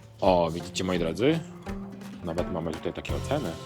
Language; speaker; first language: Polish; native; Polish